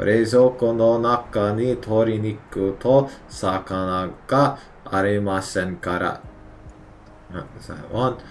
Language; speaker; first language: Japanese; non-native, learner; English